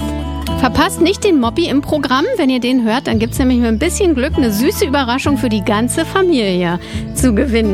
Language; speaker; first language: German; native; German